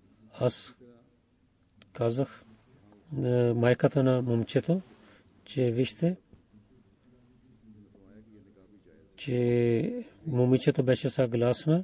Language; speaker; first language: Bulgarian; non-native, fluent; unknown